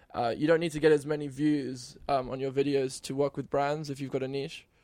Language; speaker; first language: English; native; English